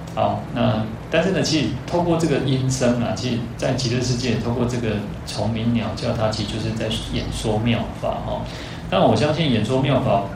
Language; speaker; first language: Chinese; non-native, local second language; Min Nan Chinese